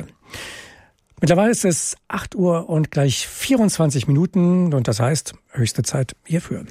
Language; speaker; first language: German; native; German